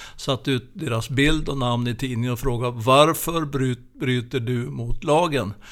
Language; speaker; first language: Swedish; native; Swedish